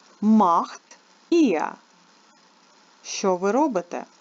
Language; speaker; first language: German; non-native, learner; Ukrainian